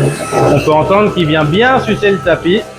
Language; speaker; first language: French; native; French